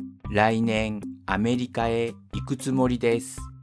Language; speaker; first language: Japanese; native; Japanese